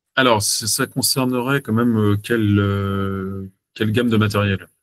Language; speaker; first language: French; native; French